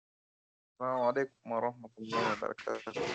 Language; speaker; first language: Arabic; non-native, learner; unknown